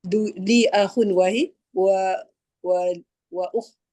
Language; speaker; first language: Arabic; non-native, learner; Malay